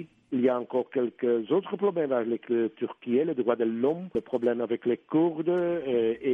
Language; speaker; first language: French; non-native, local second language; Dutch